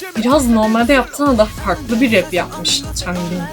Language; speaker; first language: Turkish; native; Turkish